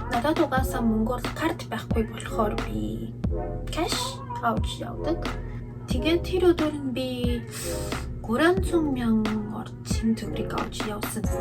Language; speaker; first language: Mongolian; early bilingual, heritage; Mongolian